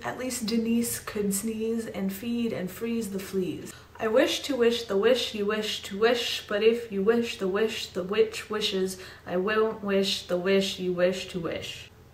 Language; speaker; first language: English; native; English